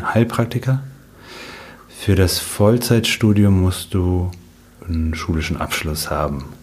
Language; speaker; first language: German; early bilingual, other home language; Russian